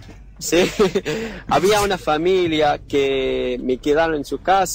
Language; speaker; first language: Spanish; non-native, learner; Arabic